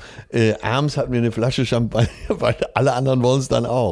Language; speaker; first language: German; native; German